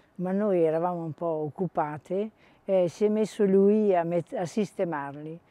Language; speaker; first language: Italian; native; Italian